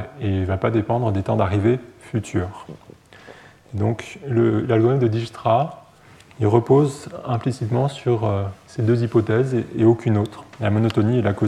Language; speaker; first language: French; native; French